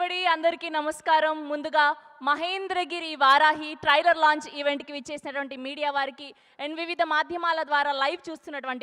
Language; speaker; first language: Telugu; native; Telugu